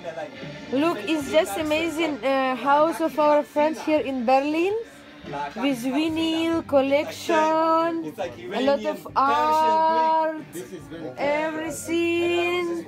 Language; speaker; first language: English; non-native, learner; Russian